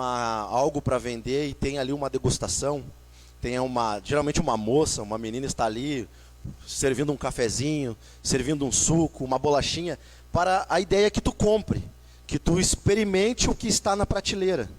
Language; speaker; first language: Portuguese; native; Portuguese